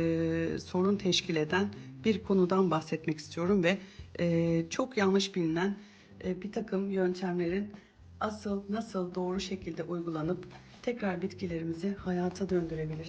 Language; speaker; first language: Turkish; native; Turkish